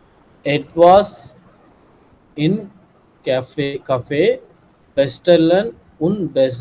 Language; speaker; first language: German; non-native, learner; Tamil